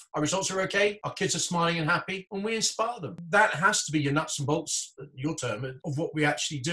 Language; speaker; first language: English; native; English